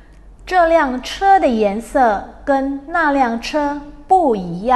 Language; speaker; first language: Chinese; non-native, fluent; Indonesian